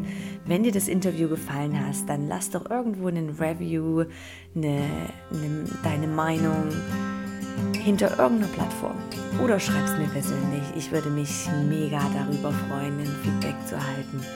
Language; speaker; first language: German; native; German